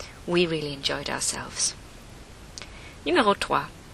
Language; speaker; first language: English; native; English